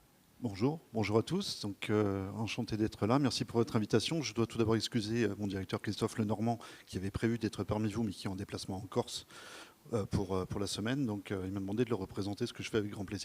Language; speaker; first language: French; native; French